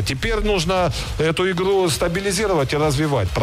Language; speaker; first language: Russian; native; Russian